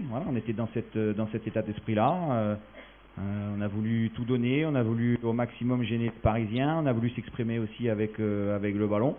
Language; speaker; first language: French; native; French